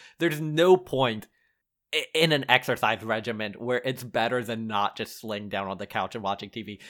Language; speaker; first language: English; early bilingual, other home language; Arabic